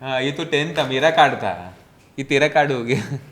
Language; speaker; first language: Hindi; native; Hindi